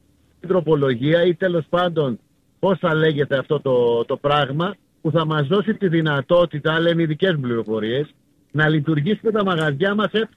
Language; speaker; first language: Greek; native; Greek